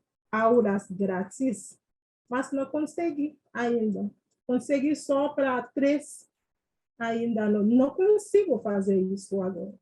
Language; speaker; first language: Portuguese; non-native, fluent; Haitian Creole